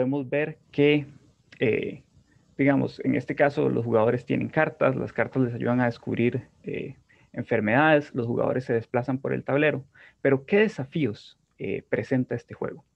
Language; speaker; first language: Spanish; native; Spanish